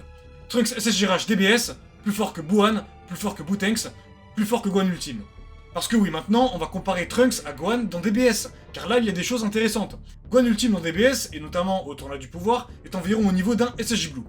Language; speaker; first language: French; native; French